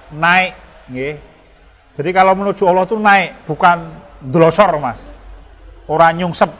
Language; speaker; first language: Indonesian; non-native, local second language; Javanese